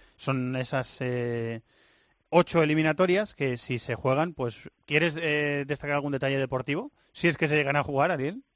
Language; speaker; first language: Spanish; native; Spanish